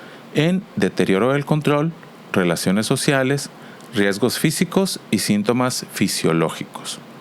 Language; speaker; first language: Spanish; native; Spanish